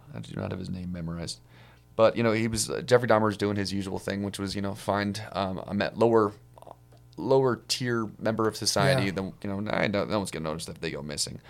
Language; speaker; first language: English; native; English